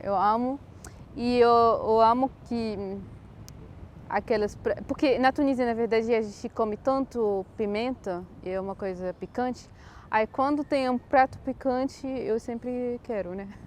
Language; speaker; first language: Portuguese; non-native, fluent; Arabic